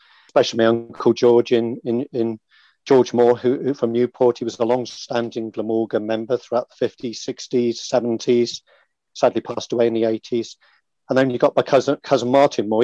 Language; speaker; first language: English; native; English